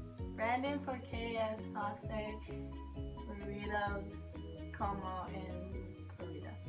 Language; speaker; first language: Spanish; non-native, learner; English